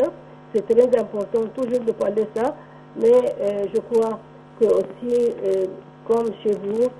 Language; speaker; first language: French; non-native, local second language; Arabic